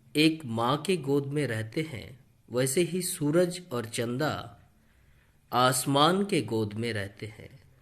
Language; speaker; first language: Hindi; non-native, local second language; Bangla